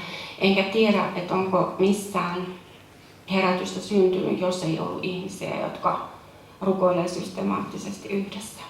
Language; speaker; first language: Finnish; native; Finnish